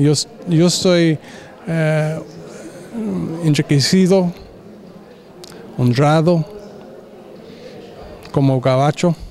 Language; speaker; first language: Spanish; non-native, fluent; English